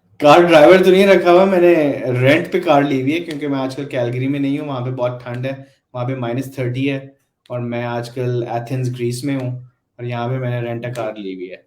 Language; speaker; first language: Urdu; native; Urdu